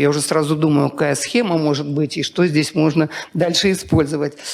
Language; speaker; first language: Russian; native; Russian